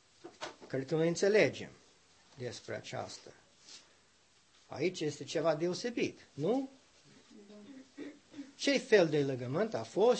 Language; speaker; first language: Romanian; non-native, learner; English